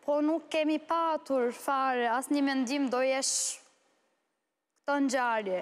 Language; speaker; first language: Albanian; non-native, learner; Arabic